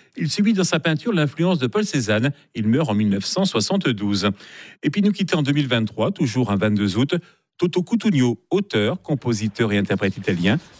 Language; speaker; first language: French; native; French